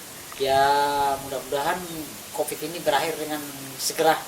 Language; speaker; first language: Indonesian; native; Indonesian